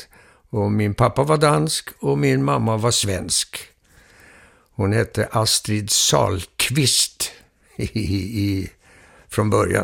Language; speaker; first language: Swedish; early bilingual, heritage; Swedish